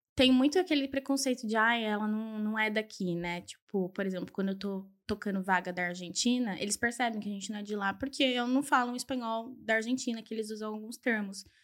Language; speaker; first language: Portuguese; early bilingual, other home language; Spanish